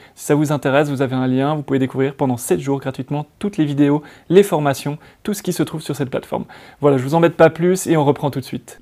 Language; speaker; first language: French; native; French